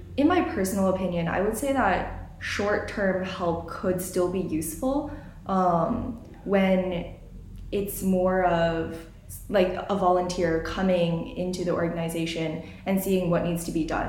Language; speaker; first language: English; native; English